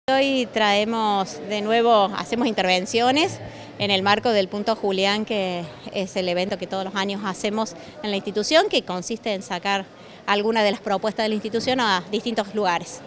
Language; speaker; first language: Spanish; native; Spanish